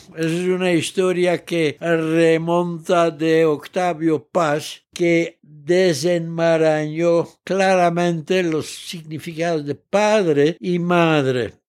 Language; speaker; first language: Spanish; early bilingual, heritage; Dutch